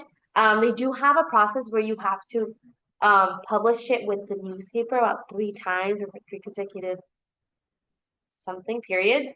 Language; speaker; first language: English; early bilingual, other home language; Spanish